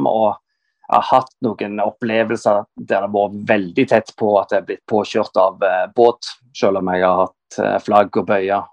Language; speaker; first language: Norwegian; native; Norwegian